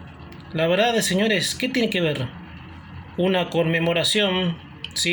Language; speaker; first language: Spanish; native; Spanish